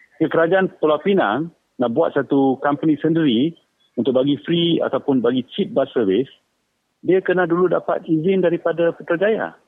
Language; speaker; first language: Malay; native; Malay